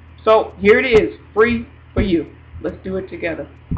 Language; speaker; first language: English; native; English